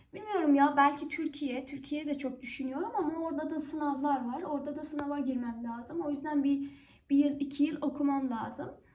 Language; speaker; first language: Turkish; native; Turkish